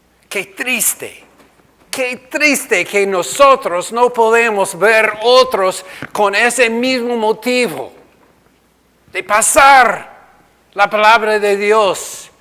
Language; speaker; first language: Spanish; non-native, fluent; English